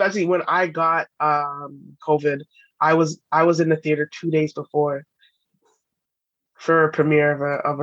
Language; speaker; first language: English; native; English